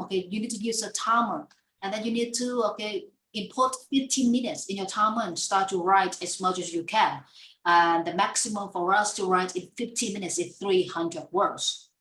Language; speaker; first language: English; non-native, fluent; Vietnamese